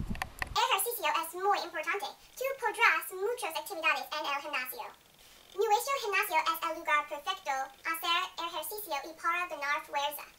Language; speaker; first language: Spanish; non-native, learner; English